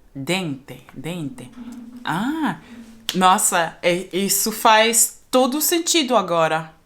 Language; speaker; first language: Portuguese; non-native, fluent; Spanish